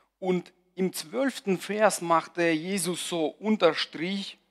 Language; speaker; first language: German; non-native, fluent; Russian